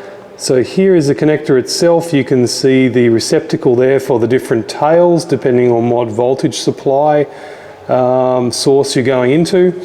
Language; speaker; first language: English; native; English